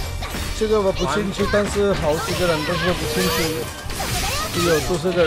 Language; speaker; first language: Chinese; non-native, learner; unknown